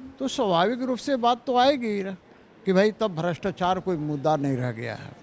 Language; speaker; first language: Hindi; native; Hindi